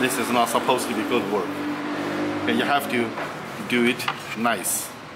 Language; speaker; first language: English; non-native, fluent; Chinese